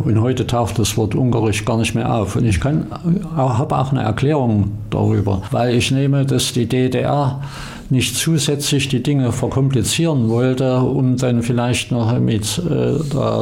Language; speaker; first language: German; native; German